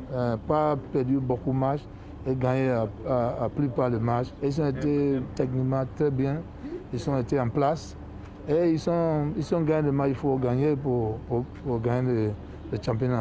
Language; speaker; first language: French; non-native, learner; English